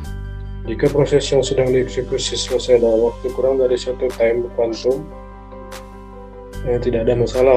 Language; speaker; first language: Indonesian; native; Indonesian